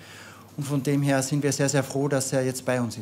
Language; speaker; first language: German; native; German